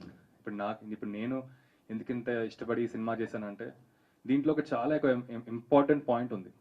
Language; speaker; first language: Telugu; native; Telugu